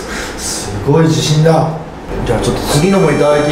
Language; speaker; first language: Japanese; native; Japanese